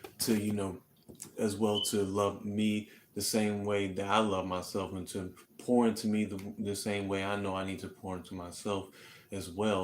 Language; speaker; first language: English; native; English